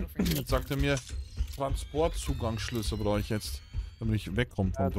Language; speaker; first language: German; native; German